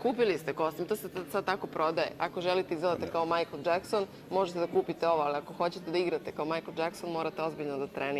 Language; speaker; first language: Bosnian; native; Bosnian